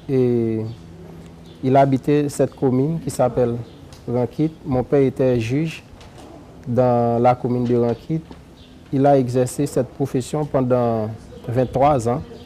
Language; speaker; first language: French; non-native, local second language; Haitian Creole